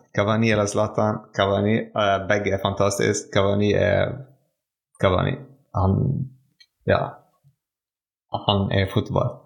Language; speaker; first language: Norwegian; non-native, fluent; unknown